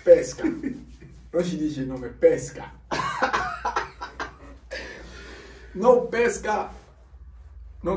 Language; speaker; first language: Italian; non-native, learner; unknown